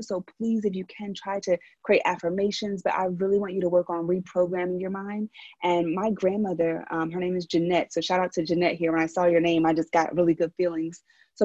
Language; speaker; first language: English; native; English